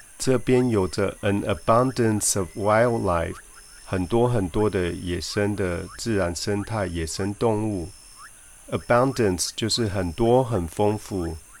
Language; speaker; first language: Chinese; native; Chinese